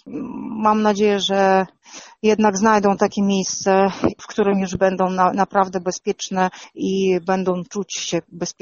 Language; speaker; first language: Polish; non-native, fluent; Russian